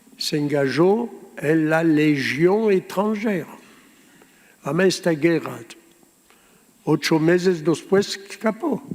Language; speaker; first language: Spanish; early bilingual, heritage; Ladino